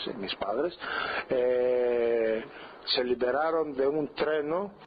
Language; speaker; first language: Spanish; non-native, fluent; Greek